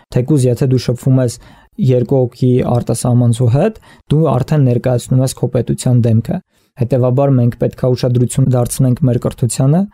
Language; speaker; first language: Armenian; native; Armenian